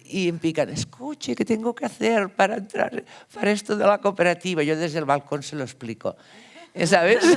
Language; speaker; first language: Spanish; native; Spanish